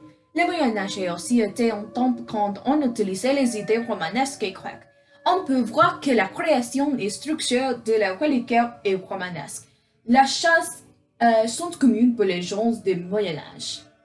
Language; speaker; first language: French; non-native, learner; English